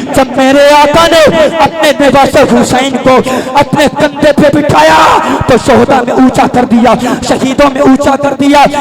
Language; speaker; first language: Hindi; native; Hindi